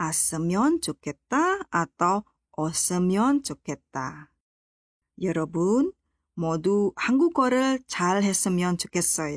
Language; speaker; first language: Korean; non-native, fluent; Indonesian